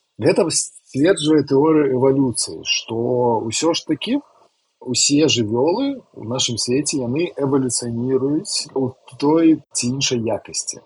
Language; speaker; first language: Belarusian; non-native, local second language; Russian